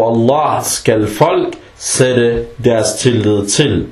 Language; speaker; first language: Danish; early bilingual, other home language; Arabic